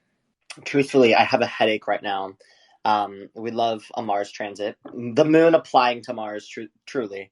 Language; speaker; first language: English; native; English